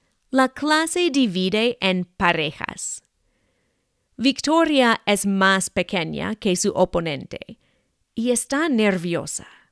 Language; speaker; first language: Spanish; non-native, fluent; English